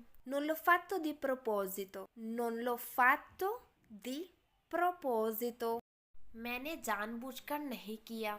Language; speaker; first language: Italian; non-native, fluent; Urdu